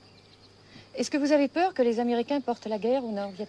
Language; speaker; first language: French; native; French